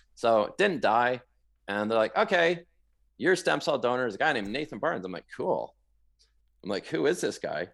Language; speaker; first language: English; native; English